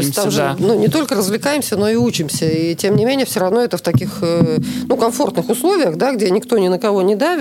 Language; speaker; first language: Russian; native; Russian